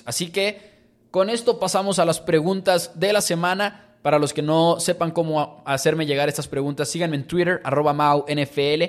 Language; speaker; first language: Spanish; native; Spanish